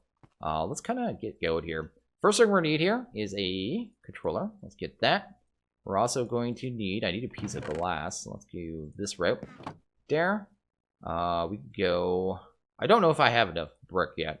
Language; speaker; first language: English; native; English